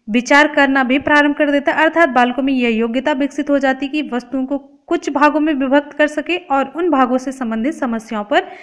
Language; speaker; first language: Hindi; native; Hindi